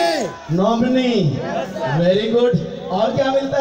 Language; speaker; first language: Hindi; native; Hindi